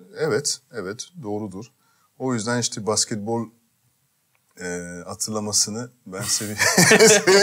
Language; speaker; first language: Turkish; non-native, fluent; French